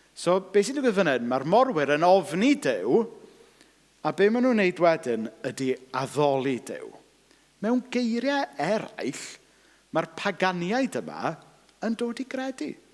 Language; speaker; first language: Welsh; native; Welsh